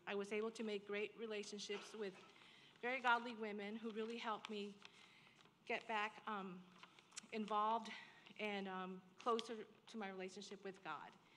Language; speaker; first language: English; early bilingual, other home language; Spanish